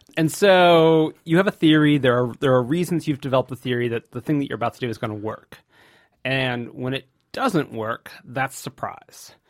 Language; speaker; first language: English; native; English